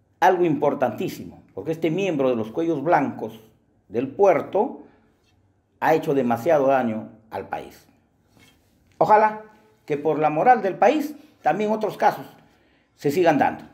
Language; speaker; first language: Spanish; native; Spanish